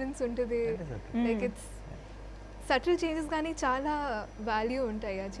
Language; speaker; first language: Telugu; non-native, fluent; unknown